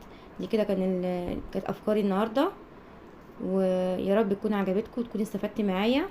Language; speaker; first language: Arabic; native; Arabic